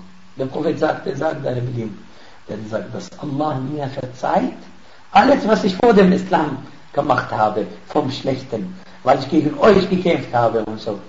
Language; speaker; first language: German; non-native, fluent; Arabic